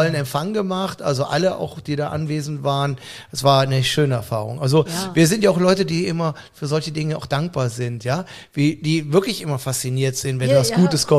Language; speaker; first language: German; native; German